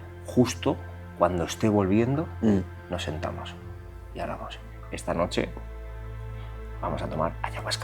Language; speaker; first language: Spanish; native; Spanish